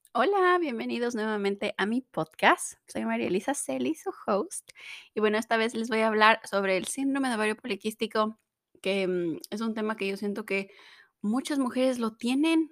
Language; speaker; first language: Spanish; native; Spanish